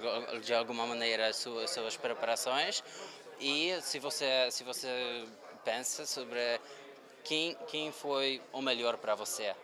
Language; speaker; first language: Portuguese; non-native, learner; Polish